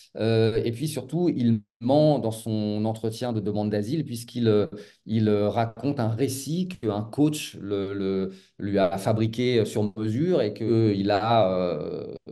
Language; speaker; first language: French; native; French